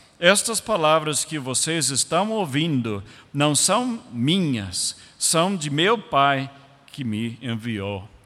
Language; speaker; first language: Portuguese; non-native, fluent; English